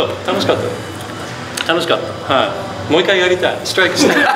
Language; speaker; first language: Japanese; non-native, fluent; English